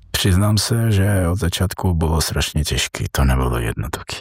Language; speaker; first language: Czech; non-native, learner; Georgian